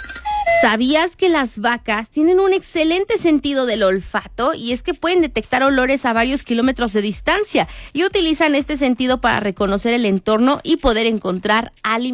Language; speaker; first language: Spanish; native; Spanish